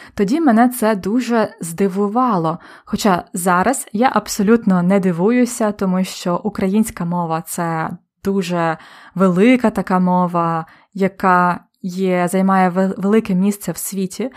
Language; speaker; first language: Ukrainian; native; Ukrainian